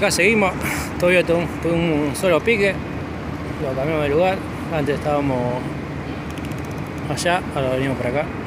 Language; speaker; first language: Spanish; native; Spanish